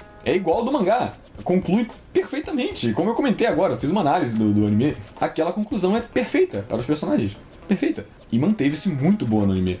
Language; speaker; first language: Portuguese; native; Portuguese